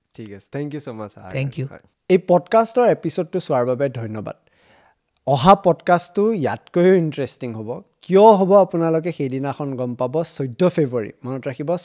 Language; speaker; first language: Assamese; native; Assamese